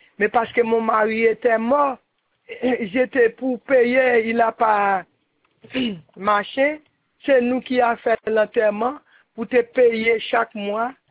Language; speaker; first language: French; non-native, local second language; Haitian Creole